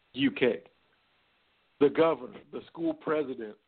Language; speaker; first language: English; native; English